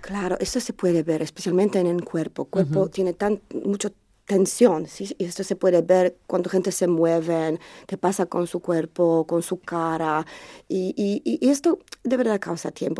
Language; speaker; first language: Spanish; non-native, learner; Polish